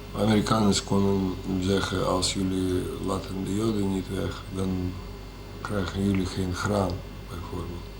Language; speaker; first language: Dutch; non-native, fluent; Russian